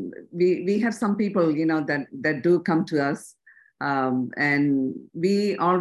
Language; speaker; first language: English; non-native, local second language; Tamil